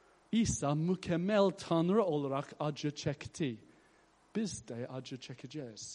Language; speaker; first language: Turkish; non-native, fluent; English